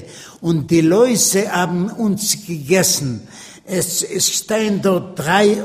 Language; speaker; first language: German; non-native, learner; Yiddish